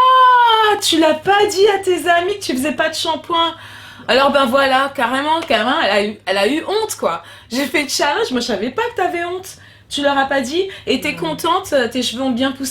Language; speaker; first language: French; native; French